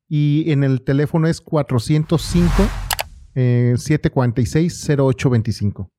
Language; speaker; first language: Spanish; native; Spanish